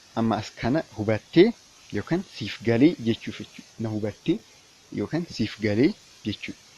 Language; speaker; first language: Oromo; native; Oromo